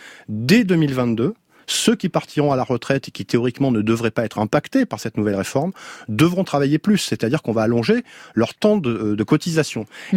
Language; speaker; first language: French; native; French